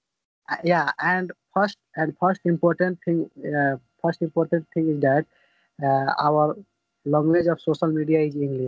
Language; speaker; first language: English; non-native, learner; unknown